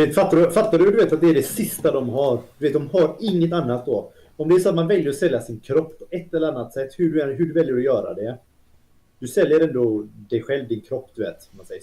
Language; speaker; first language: Swedish; native; Swedish